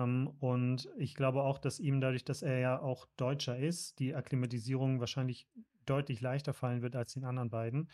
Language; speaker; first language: German; native; German